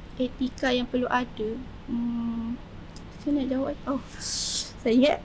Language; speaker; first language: Malay; native; Malay